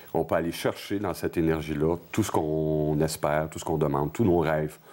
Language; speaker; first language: French; native; French